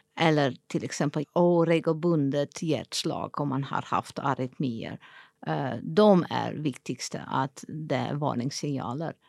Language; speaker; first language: Swedish; non-native, fluent; Dutch